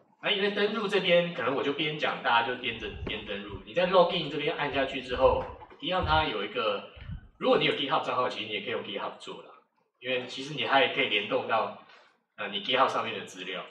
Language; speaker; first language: Chinese; native; Chinese